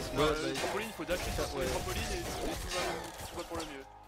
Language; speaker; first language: French; native; French